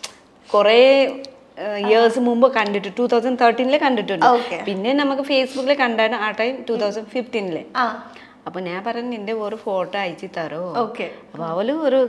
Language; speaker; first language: Malayalam; non-native, learner; Nepali